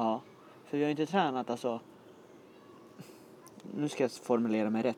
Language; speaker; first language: Swedish; native; Swedish